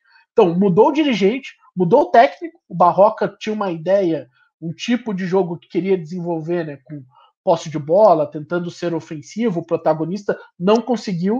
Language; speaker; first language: Portuguese; native; Portuguese